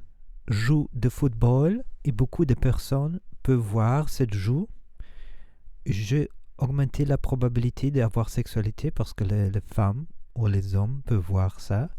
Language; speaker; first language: French; non-native, learner; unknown